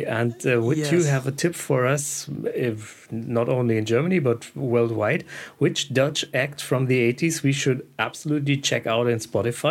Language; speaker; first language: English; non-native, fluent; German